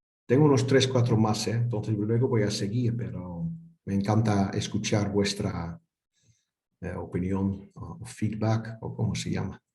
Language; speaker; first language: Spanish; non-native, fluent; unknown